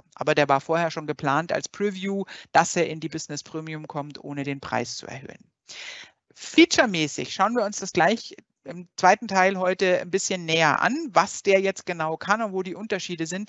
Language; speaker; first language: German; native; German